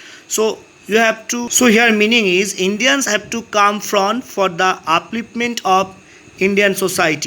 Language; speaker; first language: English; non-native, local second language; Bangla